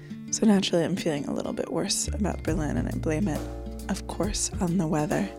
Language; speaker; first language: English; native; English